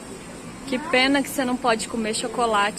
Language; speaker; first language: Portuguese; native; Portuguese